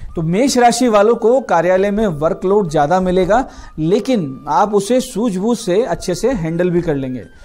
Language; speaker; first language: Hindi; native; Hindi